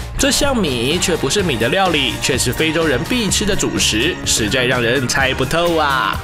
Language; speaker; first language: Chinese; native; Chinese